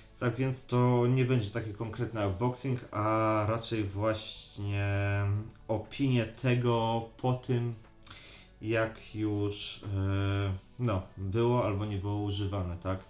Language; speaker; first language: Polish; native; Polish